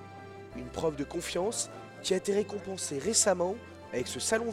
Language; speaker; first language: French; native; French